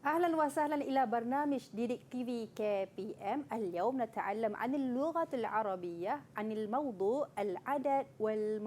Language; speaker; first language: Arabic; non-native, learner; Malay